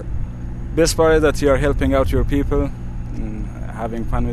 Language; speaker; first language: English; non-native, fluent; Persian